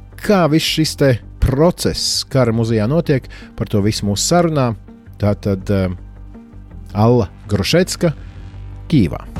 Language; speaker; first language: Latvian; native; Latvian